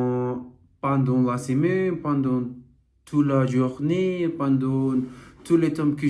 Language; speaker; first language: French; non-native, learner; Portuguese